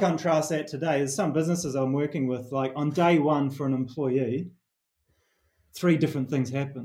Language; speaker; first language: English; native; English